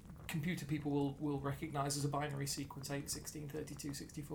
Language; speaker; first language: English; native; English